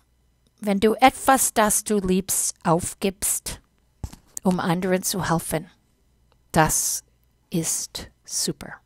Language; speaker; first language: German; non-native, fluent; English